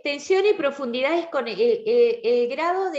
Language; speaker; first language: Spanish; native; Spanish